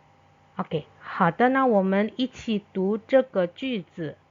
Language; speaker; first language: Chinese; non-native, fluent; Indonesian